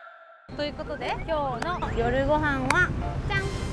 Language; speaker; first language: Japanese; native; Japanese